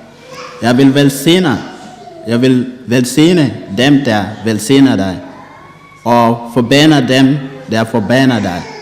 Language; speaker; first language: Danish; non-native, fluent; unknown